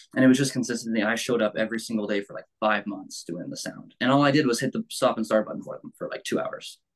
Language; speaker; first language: English; native; English